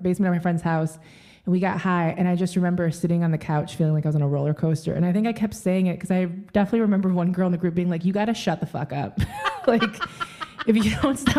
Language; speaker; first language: English; native; English